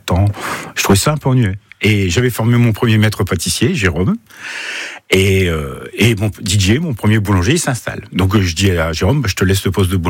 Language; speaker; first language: French; native; French